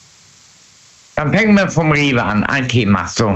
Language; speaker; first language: German; native; German